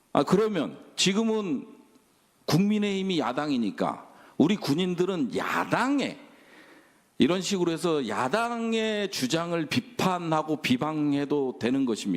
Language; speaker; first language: Korean; native; Korean